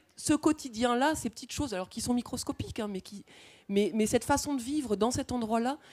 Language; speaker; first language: French; native; French